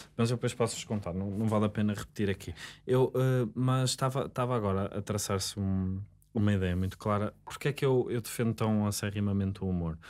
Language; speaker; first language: Portuguese; native; Portuguese